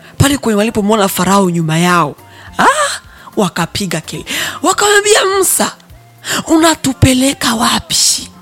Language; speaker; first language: Swahili; non-native, local second language; Rundi